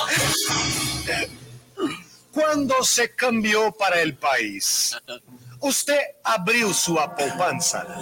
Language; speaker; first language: Spanish; non-native, learner; Portuguese